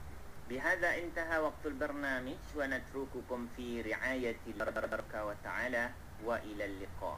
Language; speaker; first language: Arabic; non-native, fluent; Malay